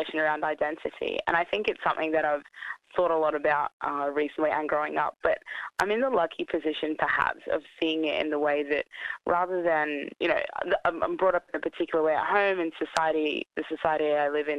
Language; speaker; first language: English; native; English